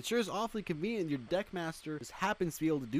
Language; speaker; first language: English; native; English